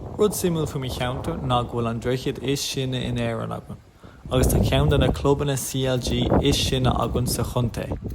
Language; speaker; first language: Irish; non-native, local second language; English